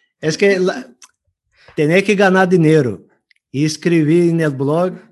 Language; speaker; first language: Spanish; non-native, fluent; Portuguese